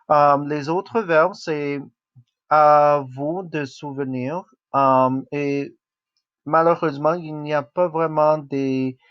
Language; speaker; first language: French; non-native, local second language; English